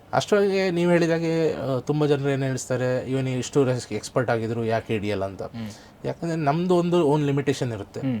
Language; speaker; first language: Kannada; non-native, local second language; Konkani